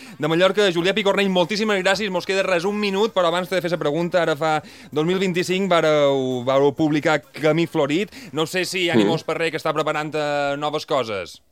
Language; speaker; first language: Catalan; native; Catalan